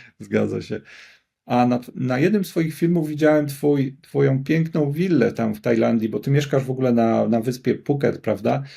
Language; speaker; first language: Polish; native; Polish